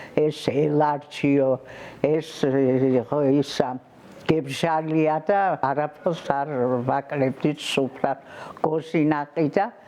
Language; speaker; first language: Georgian; non-native, local second language; Mingrelian